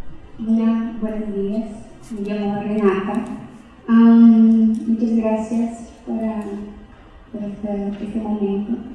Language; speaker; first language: Spanish; non-native, fluent; Portuguese